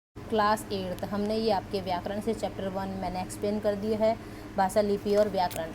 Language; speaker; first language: Hindi; native; Hindi